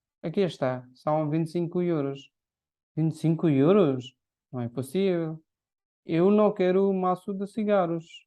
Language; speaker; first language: Portuguese; non-native, fluent; Hindi